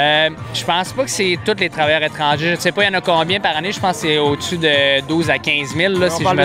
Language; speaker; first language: French; native; French